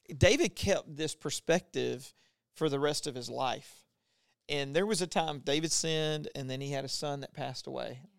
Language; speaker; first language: English; native; English